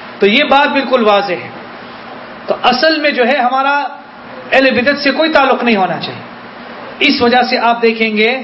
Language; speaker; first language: Urdu; native; Urdu